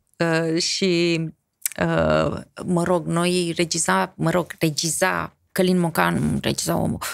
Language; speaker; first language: Romanian; native; Romanian